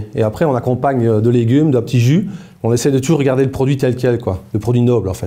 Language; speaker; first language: French; native; French